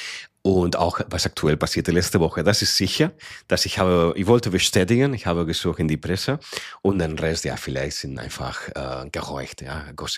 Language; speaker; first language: German; non-native, fluent; Spanish